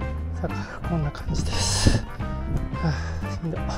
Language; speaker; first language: Japanese; native; Japanese